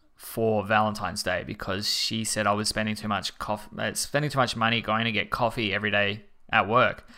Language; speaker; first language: English; native; English